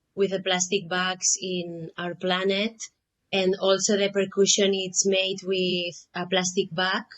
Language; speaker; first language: English; non-native, fluent; Catalan